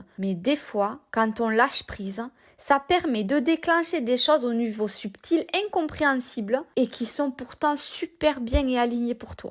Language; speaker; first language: French; native; French